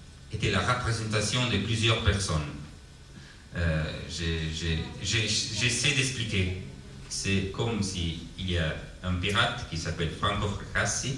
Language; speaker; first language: French; non-native, learner; Italian